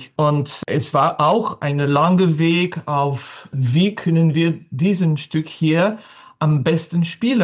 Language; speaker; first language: German; non-native, learner; French